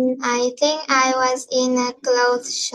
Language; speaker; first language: English; non-native, learner; Indonesian